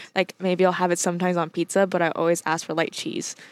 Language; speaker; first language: English; early bilingual, other home language; Chinese